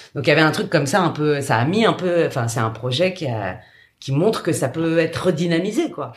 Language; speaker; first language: French; native; French